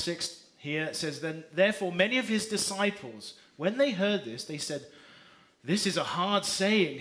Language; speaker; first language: English; native; English